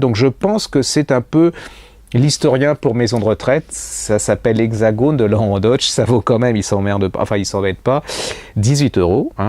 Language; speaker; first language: French; native; French